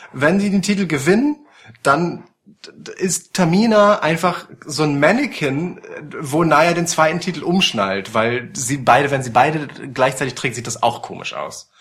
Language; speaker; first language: German; early bilingual, other home language; Polish